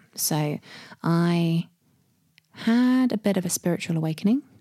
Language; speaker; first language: English; native; English